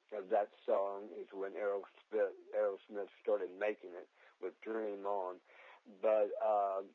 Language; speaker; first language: English; native; English